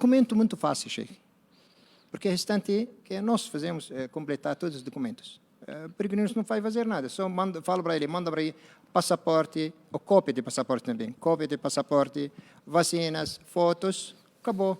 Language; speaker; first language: Portuguese; non-native, learner; Arabic